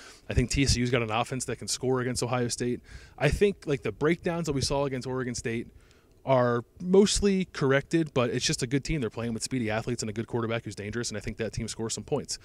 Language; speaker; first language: English; native; English